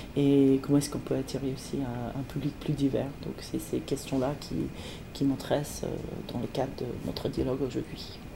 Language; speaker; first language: French; non-native, fluent; English